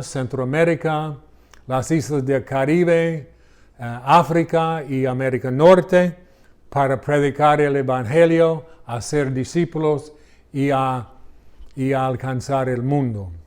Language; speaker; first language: Spanish; non-native, learner; English